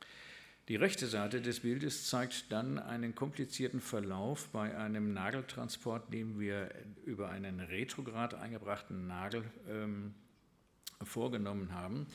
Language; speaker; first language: German; native; German